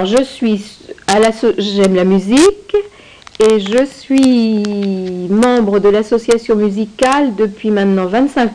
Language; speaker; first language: French; native; French